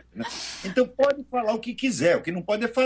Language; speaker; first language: Portuguese; native; Portuguese